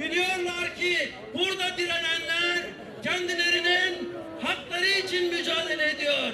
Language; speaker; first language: Turkish; native; Turkish